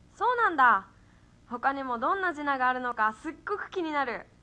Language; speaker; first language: Japanese; native; Japanese